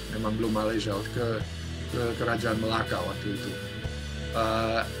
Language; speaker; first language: Indonesian; non-native, fluent; English